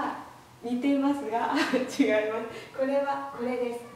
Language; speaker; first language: Japanese; non-native, fluent; Chinese